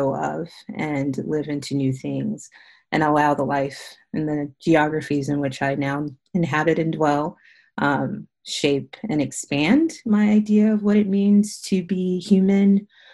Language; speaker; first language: English; native; English